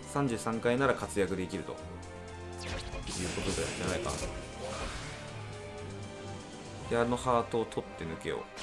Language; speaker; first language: Japanese; native; Japanese